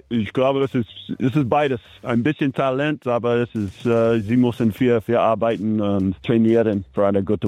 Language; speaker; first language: German; non-native, learner; English